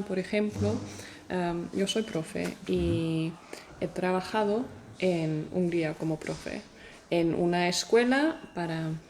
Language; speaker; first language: Spanish; non-native, fluent; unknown